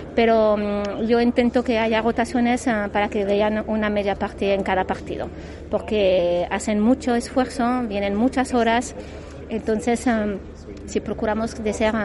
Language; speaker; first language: Spanish; non-native, fluent; French